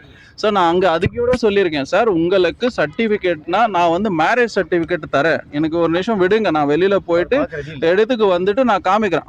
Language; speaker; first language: Tamil; native; Tamil